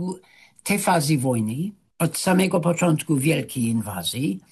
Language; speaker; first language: Polish; non-native, fluent; English